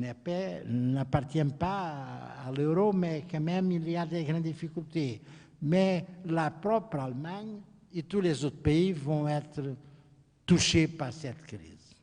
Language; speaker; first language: French; non-native, fluent; Portuguese